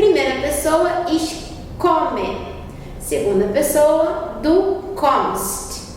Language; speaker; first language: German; non-native, fluent; Portuguese